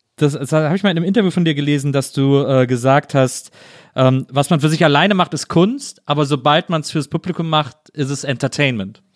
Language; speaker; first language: German; native; German